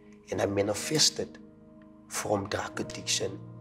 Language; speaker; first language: English; non-native, local second language; Afrikaans